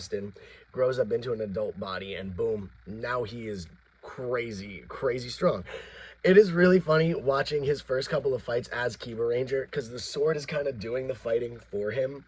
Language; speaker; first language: English; native; English